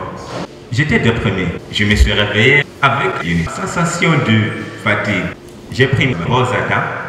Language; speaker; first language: French; non-native, learner; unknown